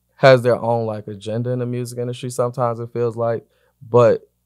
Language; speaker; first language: English; native; English